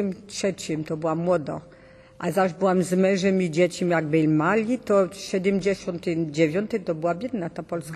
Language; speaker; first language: Polish; early bilingual, heritage; Polish